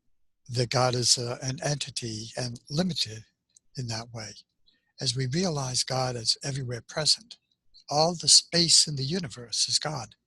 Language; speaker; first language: English; native; English